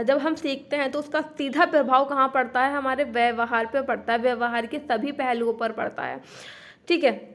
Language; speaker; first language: Hindi; native; Hindi